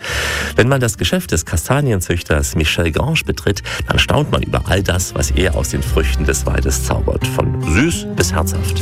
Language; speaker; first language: German; native; German